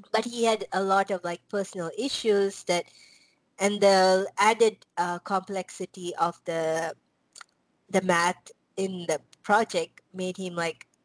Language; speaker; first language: English; non-native, local second language; Tamil